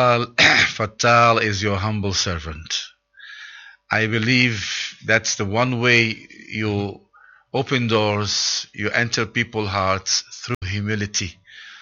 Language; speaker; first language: English; non-native, local second language; Arabic